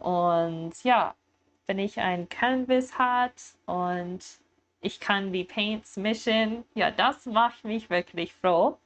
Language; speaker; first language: German; non-native, learner; English